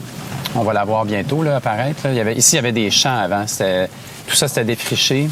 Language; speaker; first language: French; native; French